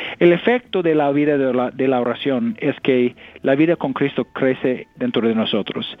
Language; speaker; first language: Spanish; non-native, fluent; English